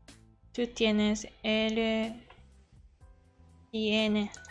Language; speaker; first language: Spanish; non-native, learner; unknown